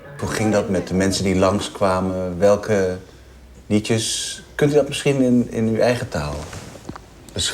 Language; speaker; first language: Dutch; native; Dutch